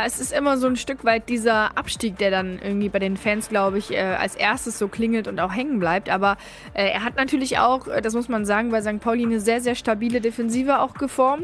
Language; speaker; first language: German; native; German